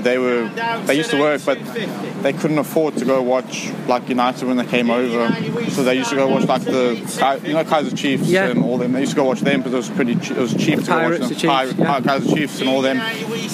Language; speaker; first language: English; native; English